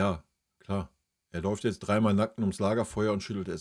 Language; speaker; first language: German; native; German